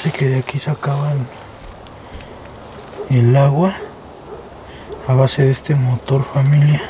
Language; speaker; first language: Spanish; native; Spanish